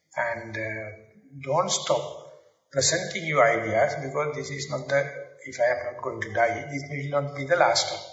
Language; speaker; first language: English; non-native, local second language; Sinhala